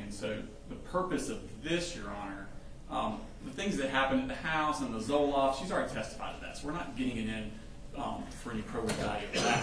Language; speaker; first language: English; native; English